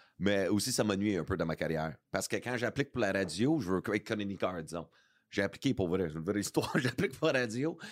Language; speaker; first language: French; early bilingual, heritage; English